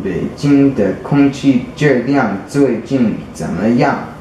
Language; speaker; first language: Chinese; non-native, learner; English